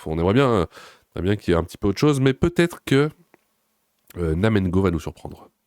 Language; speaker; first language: French; native; French